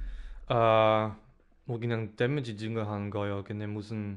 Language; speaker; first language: Korean; non-native, fluent; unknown